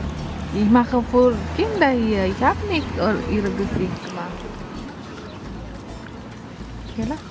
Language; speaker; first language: German; non-native, learner; Indonesian